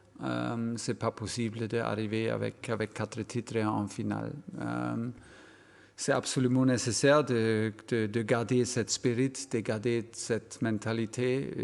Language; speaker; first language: French; non-native, fluent; German